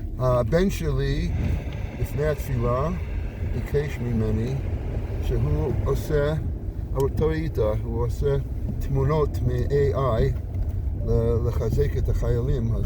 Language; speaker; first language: Hebrew; non-native, fluent; English